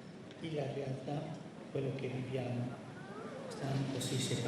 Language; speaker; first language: Italian; non-native, fluent; Spanish